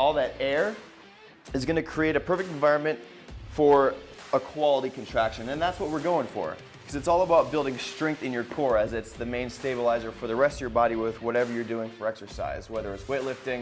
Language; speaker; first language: English; native; English